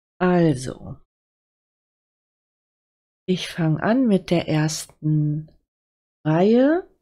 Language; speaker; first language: German; native; German